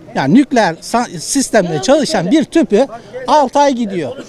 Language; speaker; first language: Turkish; native; Turkish